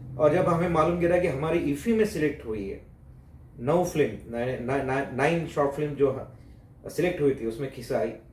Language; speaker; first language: Hindi; non-native, local second language; Marathi